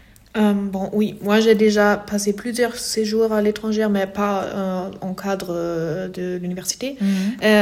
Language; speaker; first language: French; non-native, fluent; German